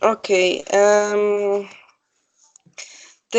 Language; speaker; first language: English; non-native, learner; Spanish